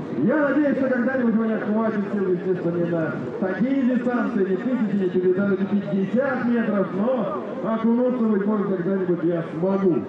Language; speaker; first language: Russian; native; Russian